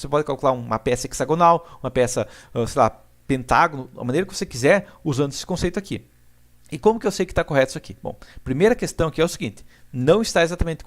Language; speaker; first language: Portuguese; native; Portuguese